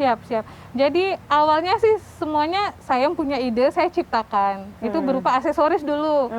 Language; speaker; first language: Indonesian; native; Indonesian